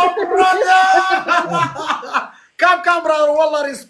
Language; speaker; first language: English; non-native, learner; Pashto